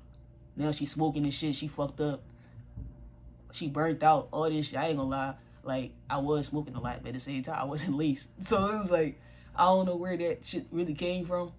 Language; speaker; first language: English; native; English